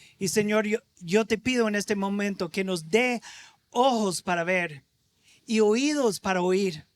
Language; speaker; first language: Spanish; non-native, fluent; English